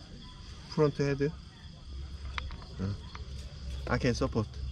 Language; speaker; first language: English; non-native, learner; Korean